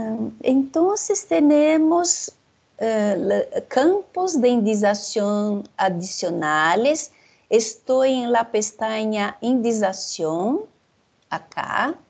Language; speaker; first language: Spanish; non-native, fluent; Portuguese